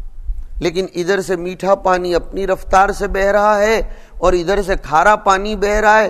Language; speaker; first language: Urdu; non-native, local second language; Gujarati